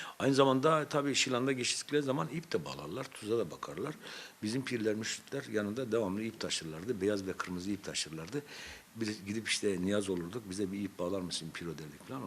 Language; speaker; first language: Turkish; non-native, local second language; Zaza